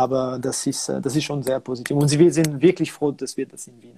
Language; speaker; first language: German; non-native, local second language; French